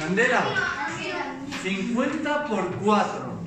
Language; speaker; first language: Spanish; native; Spanish